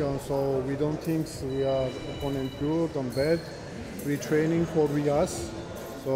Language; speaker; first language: English; non-native, learner; Georgian